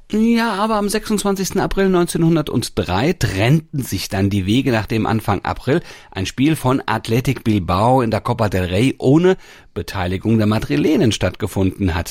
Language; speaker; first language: German; native; German